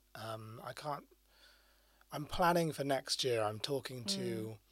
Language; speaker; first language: English; native; English